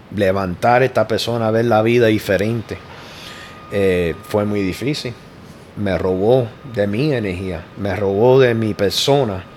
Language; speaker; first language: Spanish; early bilingual, heritage; Spanish